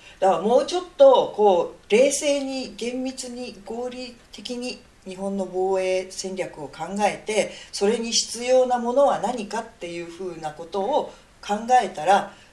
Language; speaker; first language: Japanese; native; Japanese